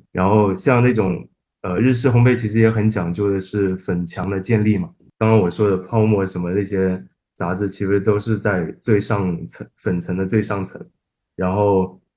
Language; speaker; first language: Chinese; non-native, fluent; Japanese